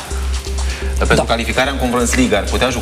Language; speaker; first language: Romanian; native; Romanian